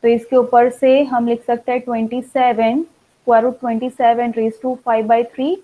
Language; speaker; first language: Hindi; non-native, local second language; Gujarati